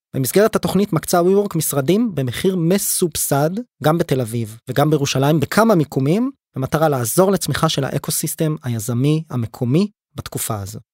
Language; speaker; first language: Hebrew; native; Hebrew